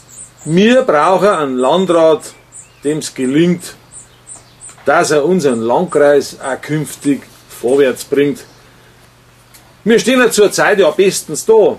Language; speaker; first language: German; native; German